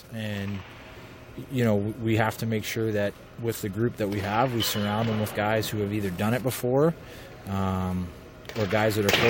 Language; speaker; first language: English; native; English